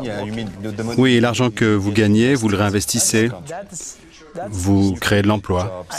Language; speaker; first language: French; native; French